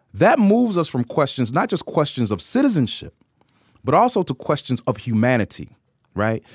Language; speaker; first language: English; native; English